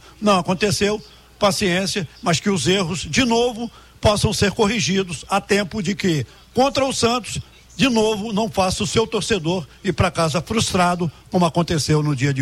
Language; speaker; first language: Portuguese; native; Portuguese